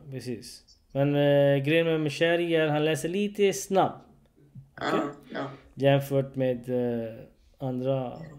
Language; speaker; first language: Swedish; non-native, learner; Urdu